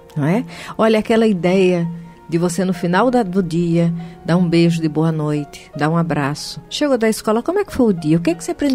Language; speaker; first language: Portuguese; native; Portuguese